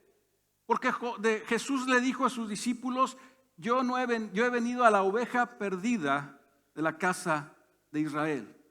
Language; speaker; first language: Spanish; native; Spanish